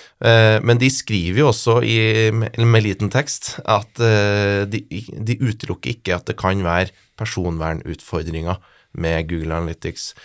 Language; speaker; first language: Norwegian; native; Norwegian